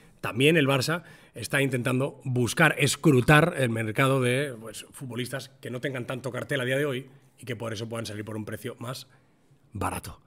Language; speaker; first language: Spanish; native; Spanish